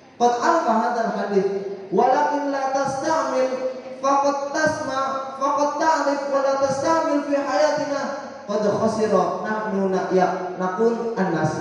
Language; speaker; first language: Arabic; non-native, learner; Indonesian